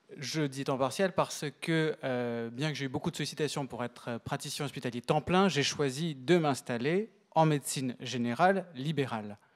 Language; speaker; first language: French; native; French